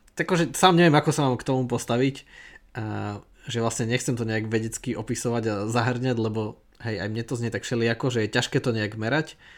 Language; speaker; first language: Slovak; native; Slovak